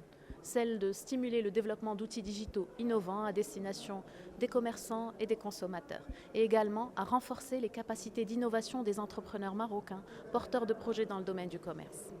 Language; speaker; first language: French; non-native, local second language; Arabic